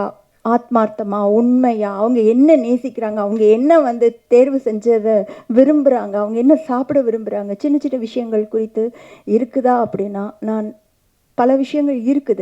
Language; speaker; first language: Tamil; native; Tamil